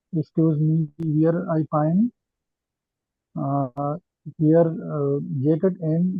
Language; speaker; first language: English; non-native, learner; Urdu